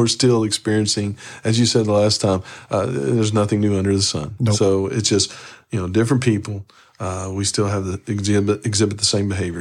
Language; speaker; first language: English; native; English